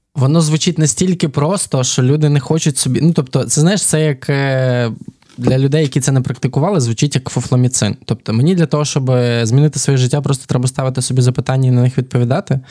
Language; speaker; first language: Ukrainian; native; Ukrainian